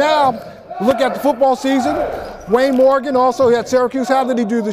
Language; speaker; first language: English; native; English